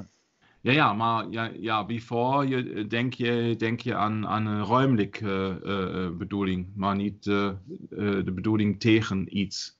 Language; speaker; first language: Dutch; non-native, fluent; German